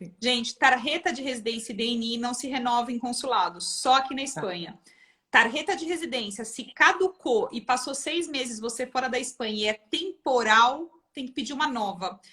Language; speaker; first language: Portuguese; native; Portuguese